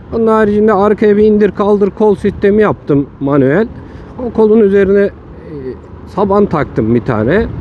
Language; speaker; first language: Turkish; native; Turkish